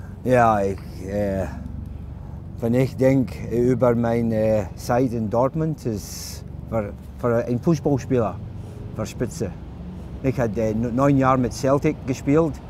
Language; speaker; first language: German; non-native, learner; English